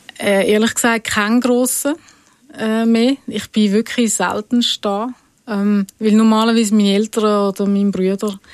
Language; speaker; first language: German; native; German